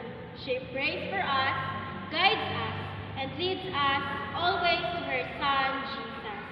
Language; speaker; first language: English; non-native, local second language; Hiligaynon